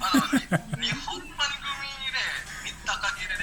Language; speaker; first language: Japanese; non-native, learner; Indonesian